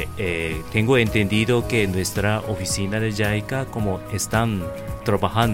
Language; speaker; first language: Spanish; non-native, learner; Japanese